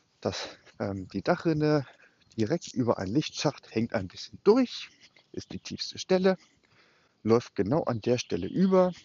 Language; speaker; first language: German; native; German